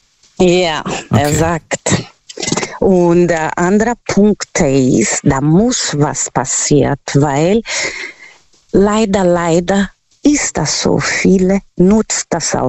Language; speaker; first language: German; non-native, learner; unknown